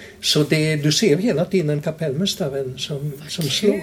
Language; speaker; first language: Swedish; non-native, fluent; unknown